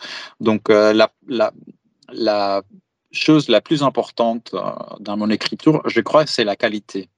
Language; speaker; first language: French; non-native, fluent; Greek